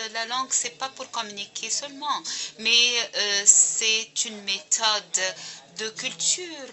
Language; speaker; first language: French; non-native, fluent; Arabic